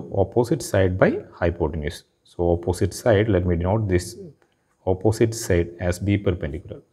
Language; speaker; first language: English; non-native, local second language; Malayalam